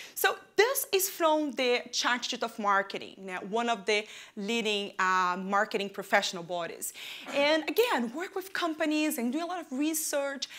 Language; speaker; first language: English; non-native, fluent; Portuguese